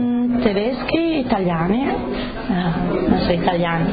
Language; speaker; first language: Italian; native; Italian